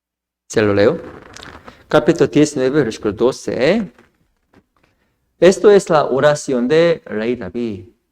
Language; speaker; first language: Spanish; non-native, fluent; Korean